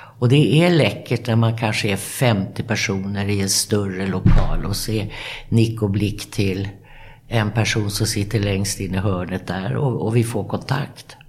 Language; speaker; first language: Swedish; native; Swedish